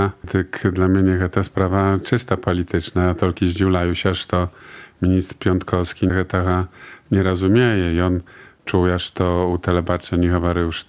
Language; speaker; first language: Polish; non-native, local second language; Belarusian